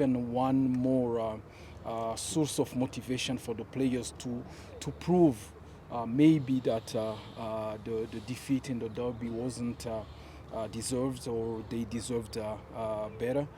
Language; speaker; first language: English; non-native, fluent; French